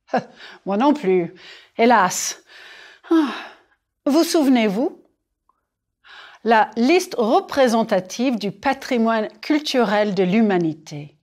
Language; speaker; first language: French; non-native, fluent; English